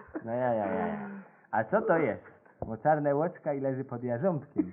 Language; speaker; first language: Polish; native; Polish